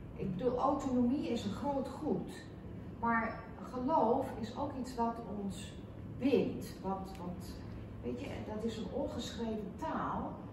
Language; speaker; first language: Dutch; non-native, local second language; Western Frisian